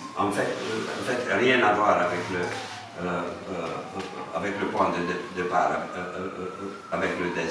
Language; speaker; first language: French; non-native, fluent; Romanian